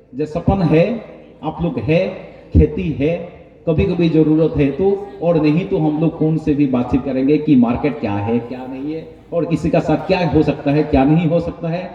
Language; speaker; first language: Hindi; non-native, local second language; Bangla